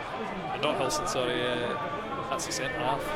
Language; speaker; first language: English; native; English